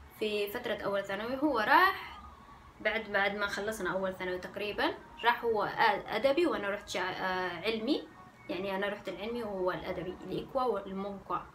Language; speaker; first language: Arabic; early bilingual, other home language; Korean